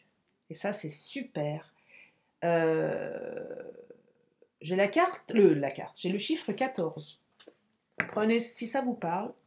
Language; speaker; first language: French; native; French